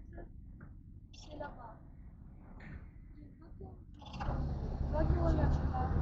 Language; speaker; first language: French; non-native, learner; Russian